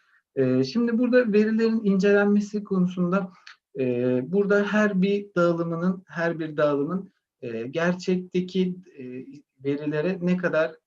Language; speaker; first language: Turkish; native; Turkish